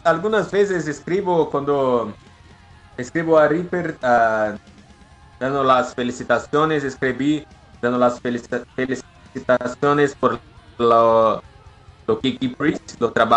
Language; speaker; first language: Spanish; non-native, learner; Portuguese